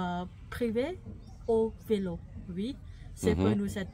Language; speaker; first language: French; non-native, fluent; Thai